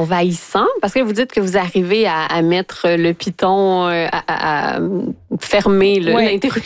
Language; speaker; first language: French; native; French